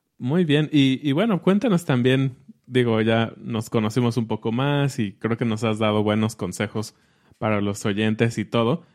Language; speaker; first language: Spanish; native; Spanish